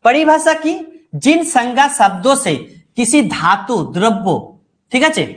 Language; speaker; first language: Hindi; non-native, local second language; Bangla